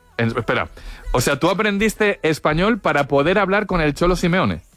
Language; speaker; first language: Spanish; native; Spanish